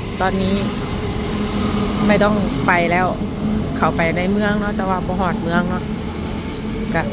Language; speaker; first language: Thai; non-native, local second language; Northeastern Thai